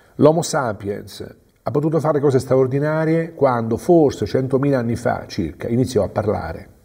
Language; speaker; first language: Italian; native; Italian